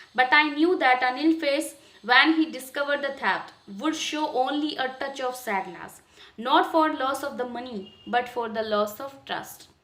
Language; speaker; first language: English; non-native, local second language; Hindi